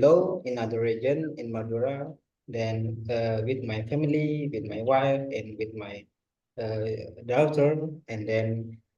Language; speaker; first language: English; non-native, learner; Indonesian